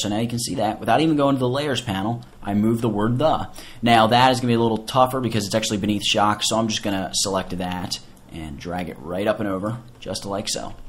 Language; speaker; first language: English; native; English